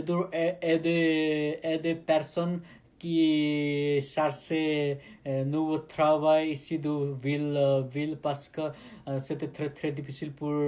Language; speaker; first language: French; non-native, learner; Nepali